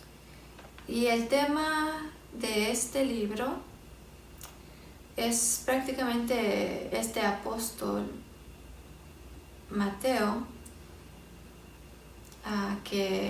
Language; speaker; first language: Spanish; early bilingual, heritage; Spanish